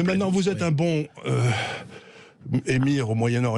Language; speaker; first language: French; native; French